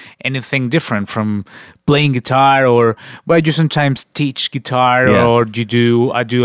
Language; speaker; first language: English; non-native, fluent; Spanish